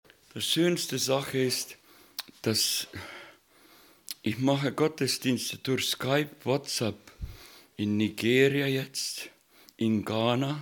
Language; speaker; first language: German; non-native, fluent; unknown